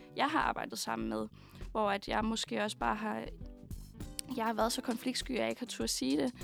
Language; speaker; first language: Danish; native; Danish